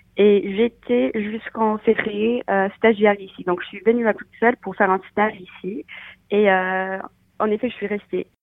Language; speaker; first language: French; non-native, fluent; English